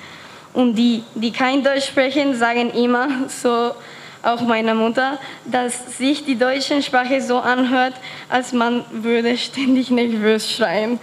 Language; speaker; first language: German; non-native, fluent; Spanish